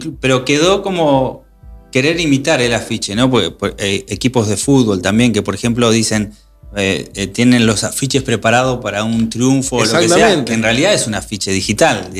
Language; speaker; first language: Spanish; native; Spanish